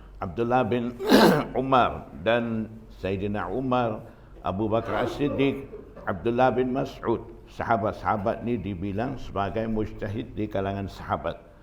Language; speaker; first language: Malay; non-native, fluent; Burmese